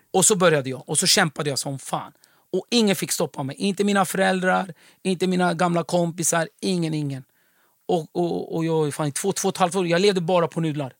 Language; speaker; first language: Swedish; early bilingual, other home language; Kurdish